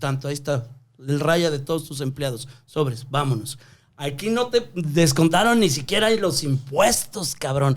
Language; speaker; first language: Spanish; native; Spanish